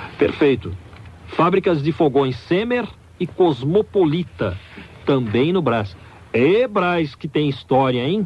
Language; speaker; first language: Portuguese; native; Portuguese